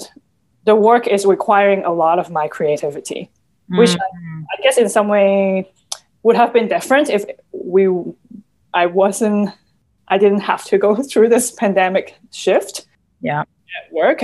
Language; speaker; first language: English; non-native, local second language; Cantonese